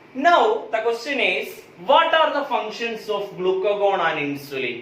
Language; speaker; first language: English; non-native, local second language; Malayalam